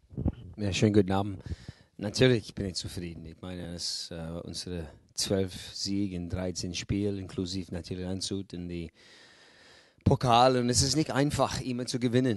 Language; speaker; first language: German; non-native, fluent; English